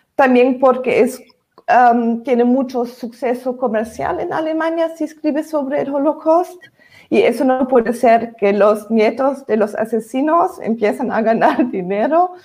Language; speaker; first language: Spanish; non-native, fluent; German